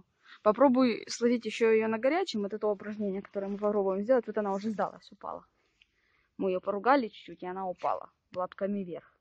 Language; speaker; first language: Russian; native; Russian